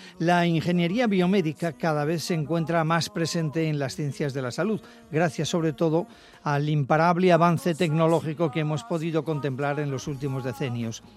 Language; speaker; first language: Spanish; native; Spanish